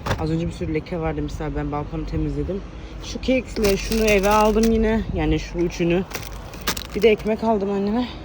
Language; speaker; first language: Turkish; early bilingual, heritage; Turkish